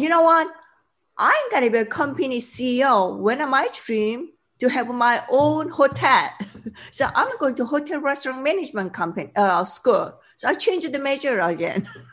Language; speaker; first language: English; non-native, learner; Korean